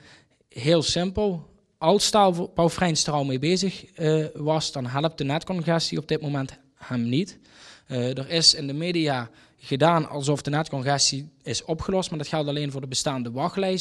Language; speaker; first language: Dutch; native; Dutch